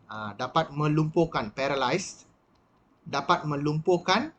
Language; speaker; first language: Malay; non-native, local second language; Tamil